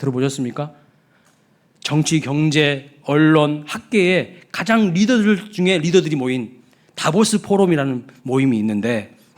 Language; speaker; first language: Korean; native; Korean